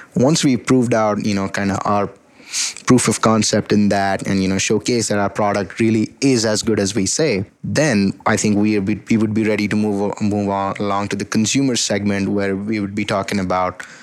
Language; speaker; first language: English; non-native, local second language; Hindi